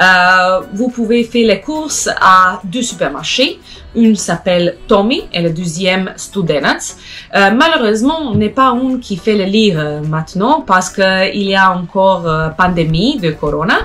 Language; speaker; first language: French; non-native, learner; Croatian